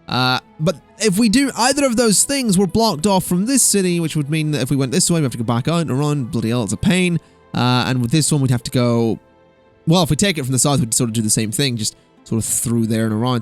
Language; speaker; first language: English; native; English